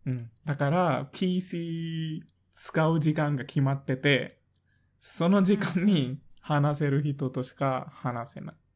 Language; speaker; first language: Japanese; non-native, fluent; English